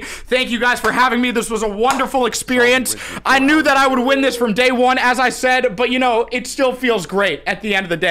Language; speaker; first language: English; native; English